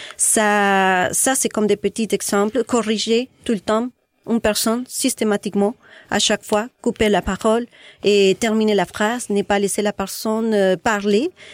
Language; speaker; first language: French; non-native, fluent; Spanish